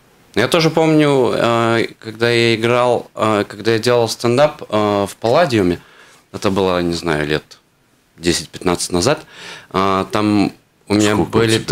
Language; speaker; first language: Russian; non-native, fluent; Latvian